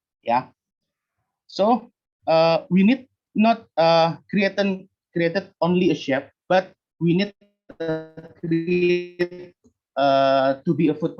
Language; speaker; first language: English; non-native, learner; Indonesian